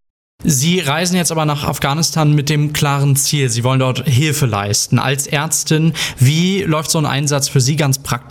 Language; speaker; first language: German; native; German